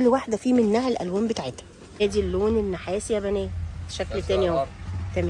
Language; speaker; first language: Arabic; native; Arabic